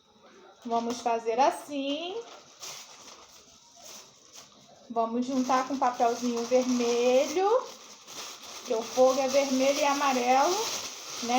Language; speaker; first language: Portuguese; native; Portuguese